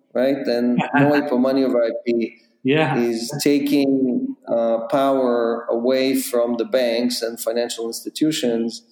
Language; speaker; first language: English; non-native, fluent; Russian